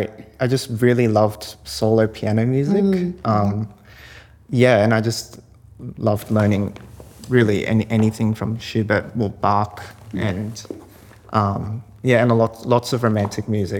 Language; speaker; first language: English; native; English